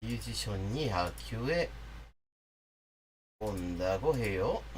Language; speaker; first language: Korean; non-native, learner; English